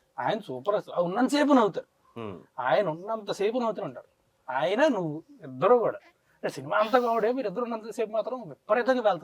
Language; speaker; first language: Telugu; native; Telugu